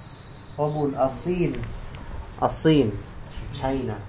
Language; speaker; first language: Arabic; non-native, fluent; Indonesian